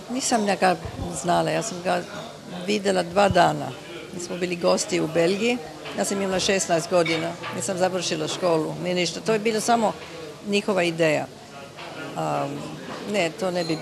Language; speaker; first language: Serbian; early bilingual, heritage; Serbian